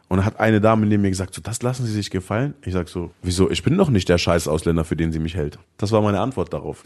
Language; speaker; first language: German; early bilingual, other home language; Arabic